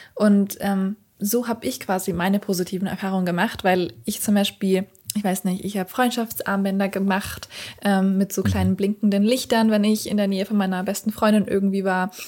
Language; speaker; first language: German; early bilingual, other home language; Kurdish